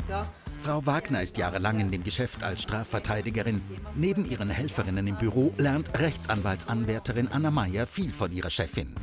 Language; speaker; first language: German; native; German